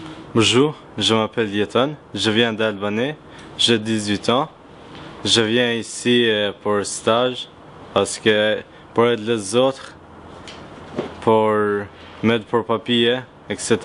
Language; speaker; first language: French; non-native, learner; Albanian